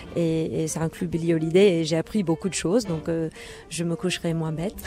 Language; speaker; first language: French; non-native, fluent; English